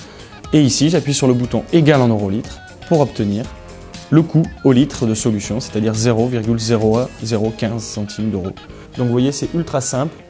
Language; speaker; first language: French; native; French